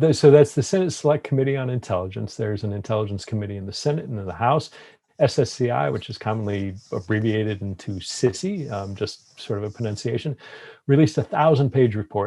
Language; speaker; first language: English; native; English